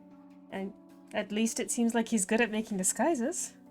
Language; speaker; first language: English; native; English